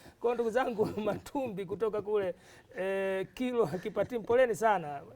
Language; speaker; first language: Swahili; native; Swahili